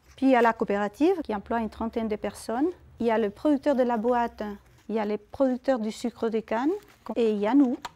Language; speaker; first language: French; non-native, fluent; Spanish